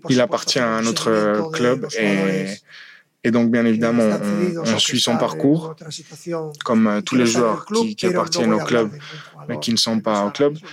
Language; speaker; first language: French; non-native, fluent; Spanish